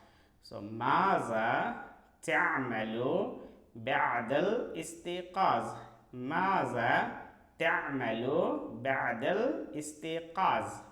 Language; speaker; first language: Arabic; non-native, fluent; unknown